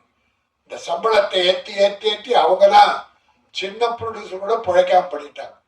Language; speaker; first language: Tamil; native; Tamil